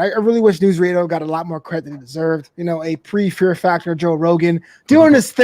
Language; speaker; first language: English; native; English